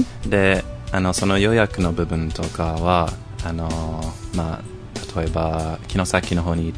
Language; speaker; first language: Japanese; non-native, fluent; English